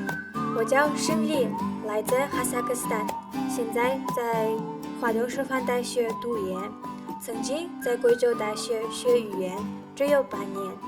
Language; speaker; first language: Chinese; non-native, fluent; Kazakh